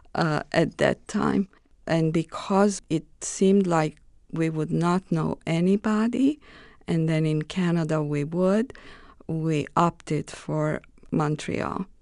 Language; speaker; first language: English; non-native, fluent; Romanian